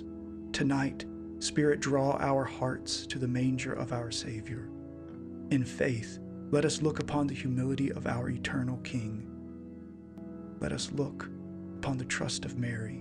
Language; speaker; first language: English; native; English